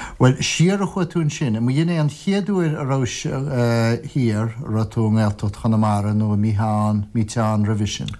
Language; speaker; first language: Irish; native; Irish